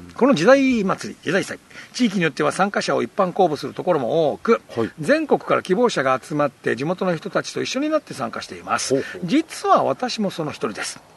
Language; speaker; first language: Japanese; native; Japanese